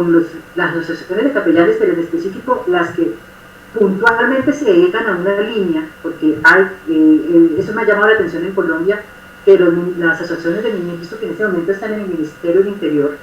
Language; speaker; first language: Spanish; native; Spanish